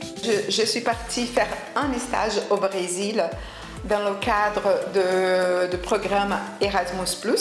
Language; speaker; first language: French; non-native, fluent; Portuguese